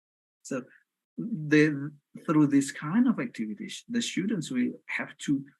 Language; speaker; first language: English; non-native, fluent; Indonesian